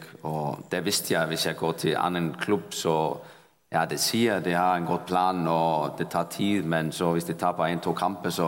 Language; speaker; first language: Danish; non-native, fluent; Icelandic